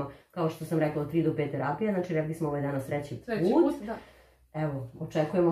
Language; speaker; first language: Serbian; native; Serbian